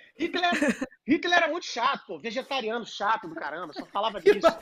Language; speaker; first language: Portuguese; native; Portuguese